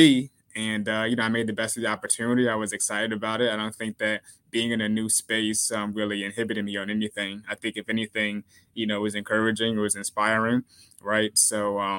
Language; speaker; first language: English; native; English